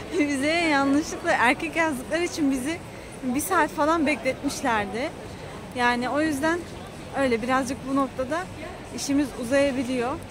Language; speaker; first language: Turkish; native; Turkish